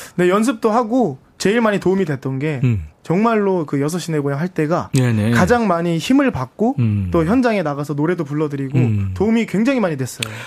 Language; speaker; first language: Korean; native; Korean